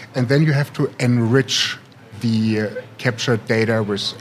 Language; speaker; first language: English; non-native, fluent; German